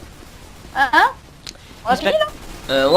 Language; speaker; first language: French; native; French